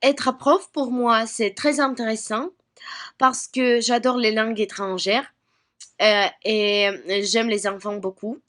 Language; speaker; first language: French; non-native, learner; Russian